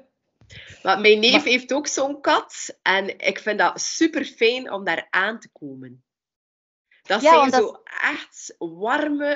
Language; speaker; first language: Dutch; native; Dutch